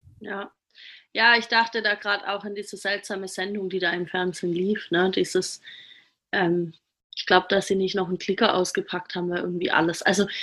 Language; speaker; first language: German; native; German